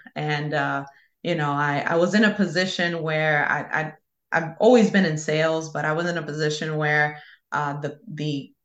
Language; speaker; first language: English; early bilingual, other home language; Spanish